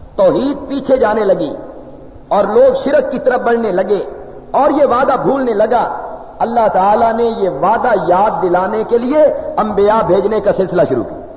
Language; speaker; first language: Urdu; non-native, local second language; Punjabi